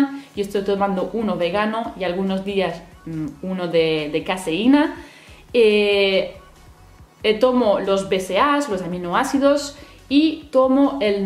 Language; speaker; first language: Spanish; native; Spanish